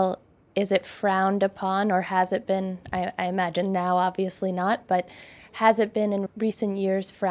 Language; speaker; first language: English; early bilingual, other home language; Russian